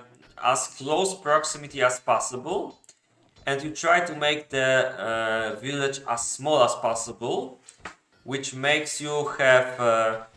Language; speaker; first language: English; non-native, fluent; Polish